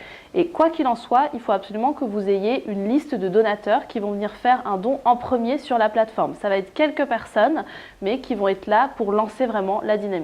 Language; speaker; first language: French; native; French